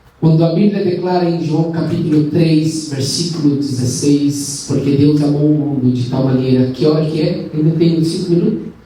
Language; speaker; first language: Portuguese; native; Portuguese